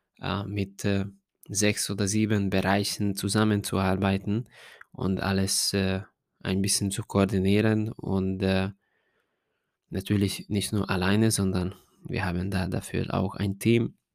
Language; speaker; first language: German; non-native, fluent; Hungarian